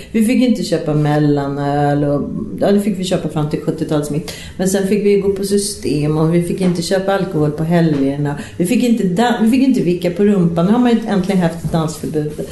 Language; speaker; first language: Swedish; native; Swedish